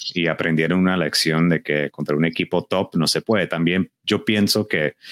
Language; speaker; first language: Spanish; native; Spanish